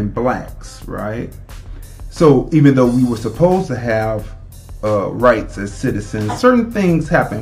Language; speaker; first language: English; native; English